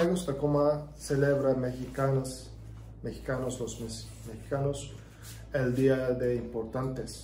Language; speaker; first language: Spanish; non-native, learner; Turkish